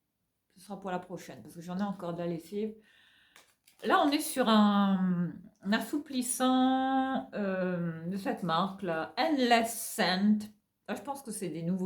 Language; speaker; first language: French; native; French